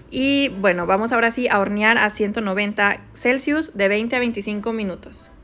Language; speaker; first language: Spanish; native; Spanish